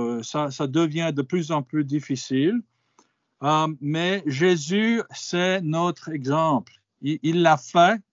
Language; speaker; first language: French; non-native, fluent; English